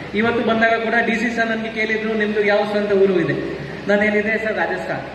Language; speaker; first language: Kannada; non-native, fluent; Hindi